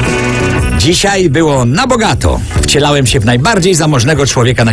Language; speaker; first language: Polish; native; Polish